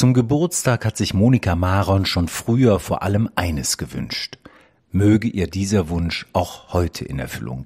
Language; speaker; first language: German; native; German